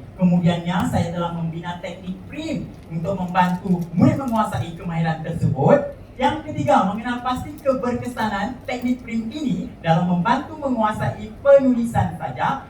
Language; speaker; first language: Malay; native; Malay